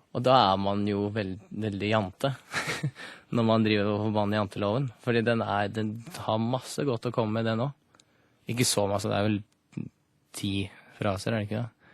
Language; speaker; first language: Norwegian; early bilingual, other home language; Russian